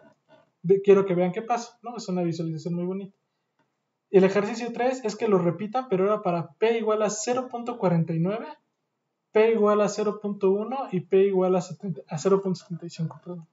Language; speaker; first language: Spanish; native; Spanish